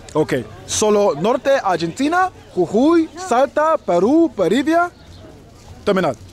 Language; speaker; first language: Spanish; non-native, learner; English